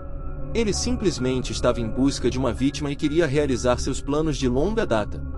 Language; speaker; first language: Portuguese; native; Portuguese